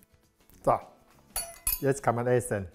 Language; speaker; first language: German; non-native, learner; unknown